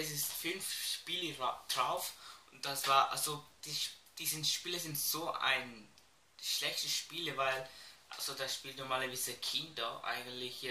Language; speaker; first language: German; early bilingual, other home language; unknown